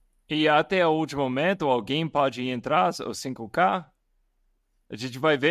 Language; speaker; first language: Portuguese; non-native, fluent; English